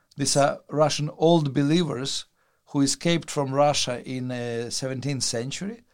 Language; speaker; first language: English; non-native, fluent; Russian